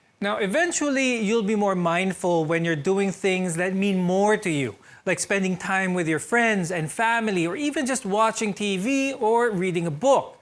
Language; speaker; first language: English; non-native, local second language; Filipino